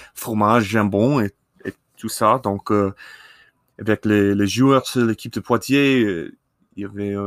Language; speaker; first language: French; non-native, learner; English